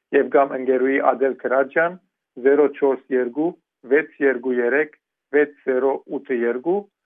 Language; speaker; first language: Armenian; early bilingual, heritage; Armenian